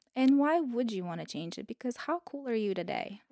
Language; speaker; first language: English; non-native, fluent; Russian